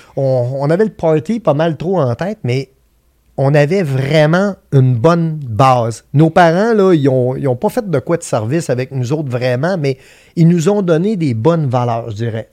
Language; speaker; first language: French; native; French